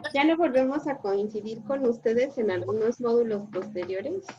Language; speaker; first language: Spanish; native; Spanish